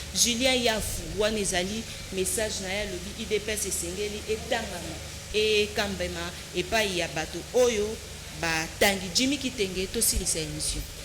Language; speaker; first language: Lingala; native; Lingala